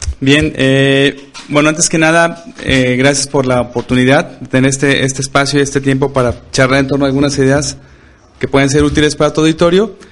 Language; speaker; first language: Spanish; native; Spanish